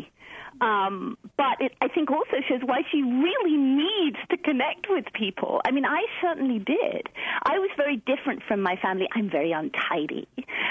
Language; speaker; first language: English; native; English